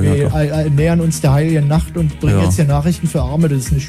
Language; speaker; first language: German; native; German